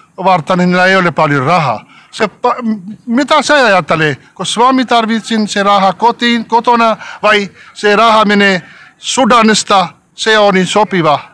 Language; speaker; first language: Finnish; non-native, learner; Punjabi